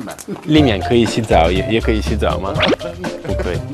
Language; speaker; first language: Chinese; non-native, learner; Italian